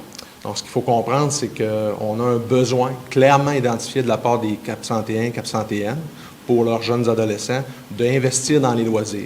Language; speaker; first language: French; native; French